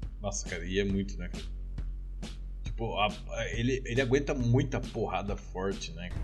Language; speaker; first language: Portuguese; native; Portuguese